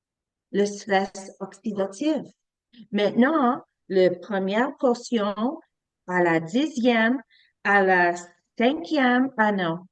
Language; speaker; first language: French; non-native, learner; English